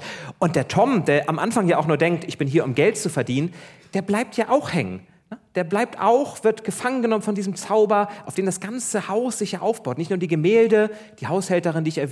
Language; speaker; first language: German; native; German